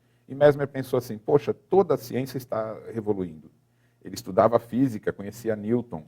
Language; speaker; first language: Portuguese; native; Portuguese